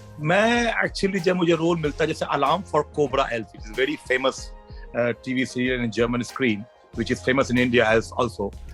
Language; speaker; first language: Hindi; native; Hindi